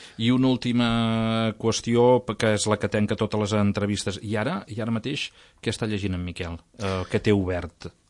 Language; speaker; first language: Catalan; native; Catalan